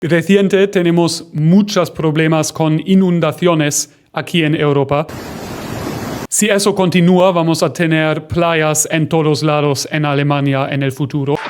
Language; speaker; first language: Spanish; non-native, fluent; German